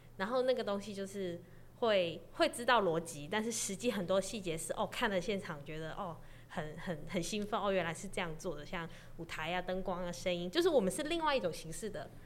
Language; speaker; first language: Chinese; non-native, local second language; Cantonese